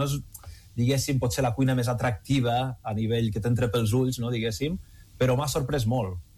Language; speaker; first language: Catalan; native; Catalan